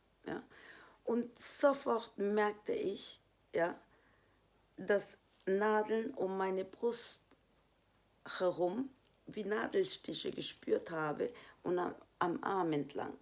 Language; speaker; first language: German; non-native, fluent; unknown